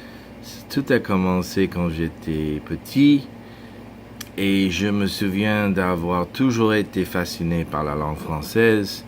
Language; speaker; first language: French; non-native, fluent; English